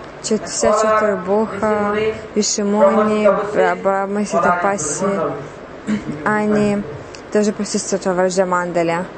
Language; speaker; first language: Russian; non-native, learner; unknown